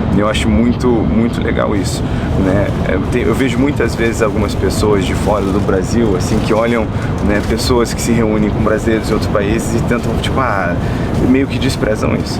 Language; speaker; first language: Portuguese; native; Portuguese